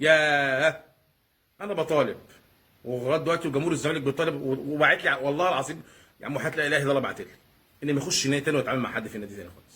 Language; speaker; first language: Arabic; native; Arabic